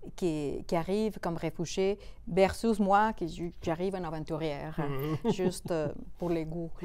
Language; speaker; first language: French; non-native, fluent; Spanish